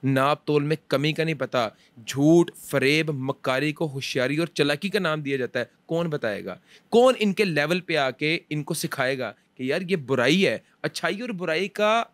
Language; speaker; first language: Urdu; early bilingual, heritage; Urdu